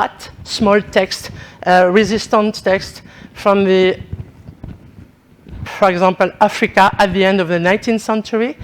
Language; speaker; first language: English; non-native, learner; French